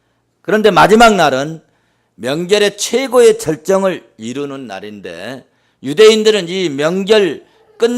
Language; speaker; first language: Korean; native; Korean